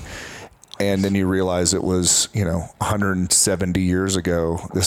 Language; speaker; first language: English; native; English